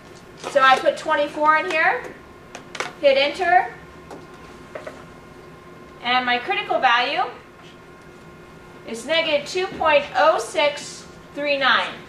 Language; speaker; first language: English; native; English